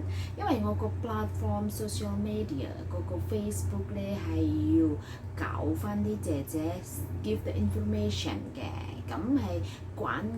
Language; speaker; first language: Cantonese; non-native, learner; Indonesian